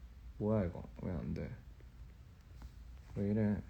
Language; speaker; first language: Korean; early bilingual, heritage; English